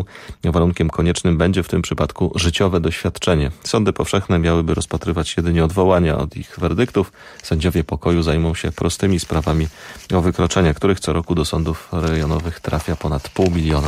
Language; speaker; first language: Polish; native; Polish